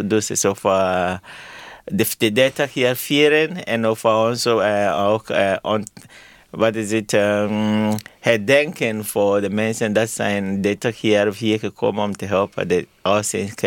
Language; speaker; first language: Dutch; non-native, learner; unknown